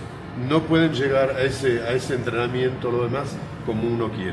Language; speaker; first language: Spanish; native; Spanish